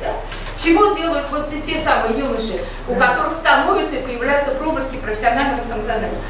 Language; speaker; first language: Russian; native; Russian